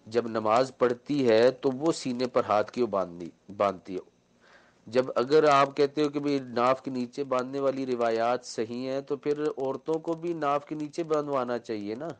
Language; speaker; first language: Urdu; native; Urdu